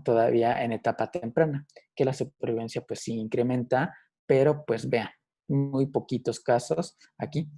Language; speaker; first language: Spanish; native; Spanish